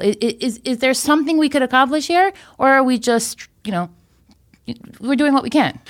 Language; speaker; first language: English; native; English